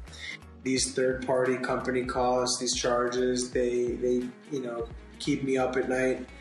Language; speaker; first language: English; native; English